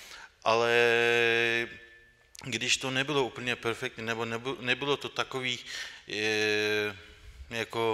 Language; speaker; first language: Czech; non-native, fluent; Turkish